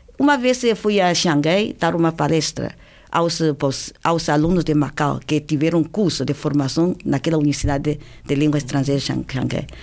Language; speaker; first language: Portuguese; non-native, fluent; Chinese